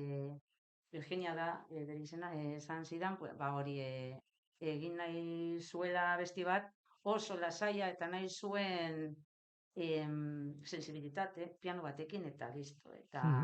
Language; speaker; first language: Basque; non-native, local second language; Spanish